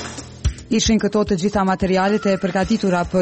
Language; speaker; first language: Albanian; native; Albanian